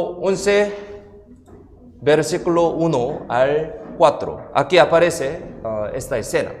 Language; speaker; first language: Spanish; non-native, fluent; Korean